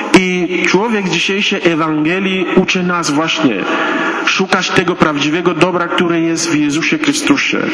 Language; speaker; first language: Polish; non-native, fluent; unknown